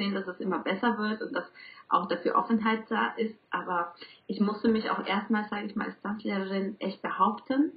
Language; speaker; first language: German; non-native, fluent; Spanish